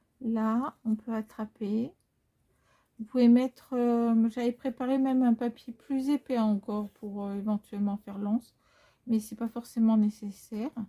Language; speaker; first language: French; native; French